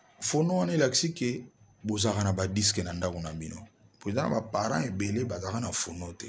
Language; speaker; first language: Lingala; native; Lingala